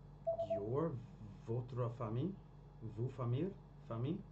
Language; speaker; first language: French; non-native, learner; English